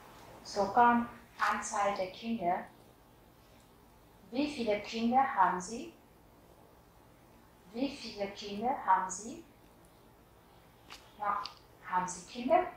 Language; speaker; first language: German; non-native, fluent; Vietnamese